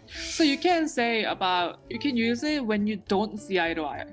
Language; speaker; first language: English; native; English